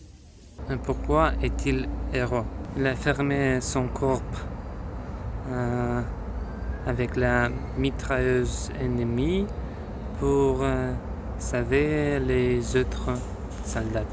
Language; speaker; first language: French; non-native, learner; Russian